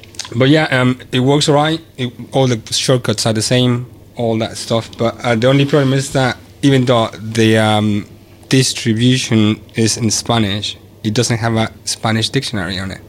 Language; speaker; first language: English; non-native, fluent; Spanish